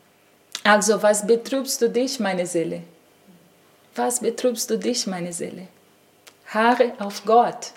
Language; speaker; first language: German; non-native, fluent; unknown